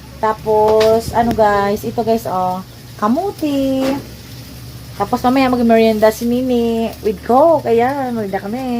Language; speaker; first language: Filipino; native; Filipino